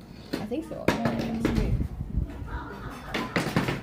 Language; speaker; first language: English; non-native, learner; Japanese